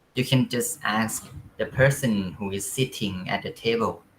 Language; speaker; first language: English; non-native, fluent; Thai